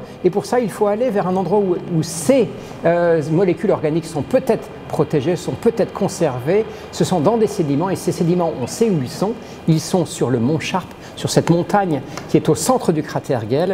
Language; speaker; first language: French; native; French